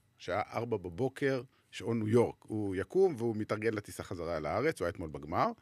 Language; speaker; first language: Hebrew; native; Hebrew